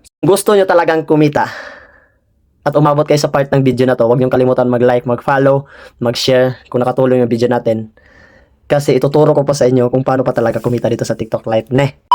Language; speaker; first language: Filipino; non-native, local second language; Cebuano